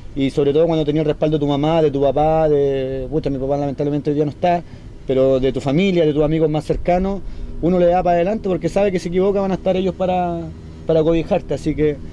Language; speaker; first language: Spanish; native; Spanish